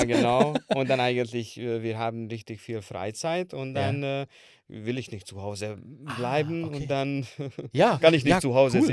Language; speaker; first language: German; non-native, learner; Hungarian